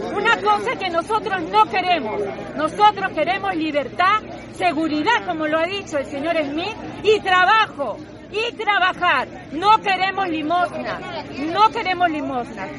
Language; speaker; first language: Spanish; native; Spanish